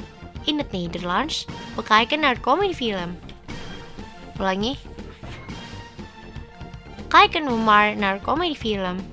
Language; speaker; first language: Dutch; non-native, fluent; Indonesian